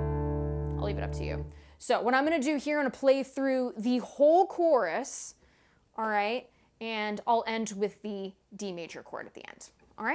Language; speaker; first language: English; native; English